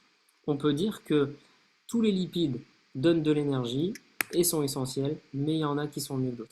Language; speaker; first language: French; native; French